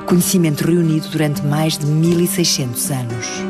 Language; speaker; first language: Portuguese; native; Portuguese